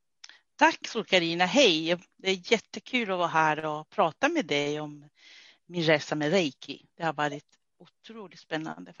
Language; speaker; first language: Swedish; non-native, fluent; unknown